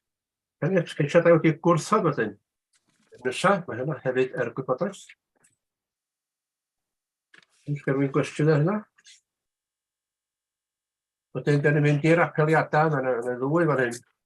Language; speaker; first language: Welsh; native; Welsh